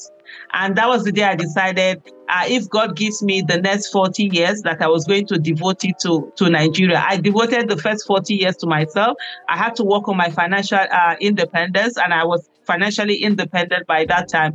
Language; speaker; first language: English; non-native, local second language; Hausa